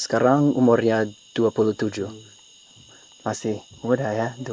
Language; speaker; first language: Indonesian; non-native, learner; English